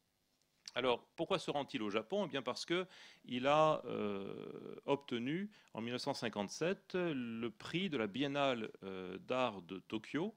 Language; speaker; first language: French; native; French